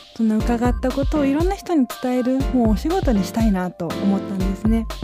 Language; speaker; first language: Japanese; native; Japanese